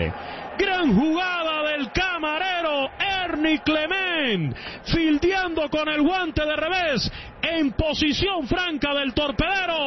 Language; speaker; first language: Spanish; native; Spanish